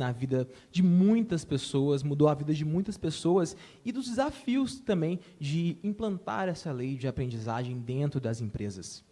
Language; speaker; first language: Portuguese; native; Portuguese